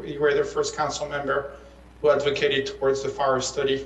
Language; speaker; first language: English; early bilingual, other home language; Persian